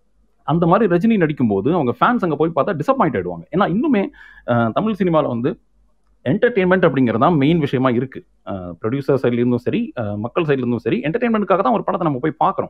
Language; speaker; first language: Tamil; native; Tamil